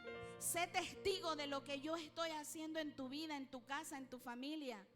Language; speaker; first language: Spanish; native; Spanish